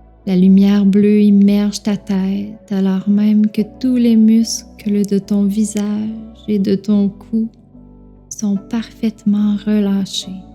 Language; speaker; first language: French; native; French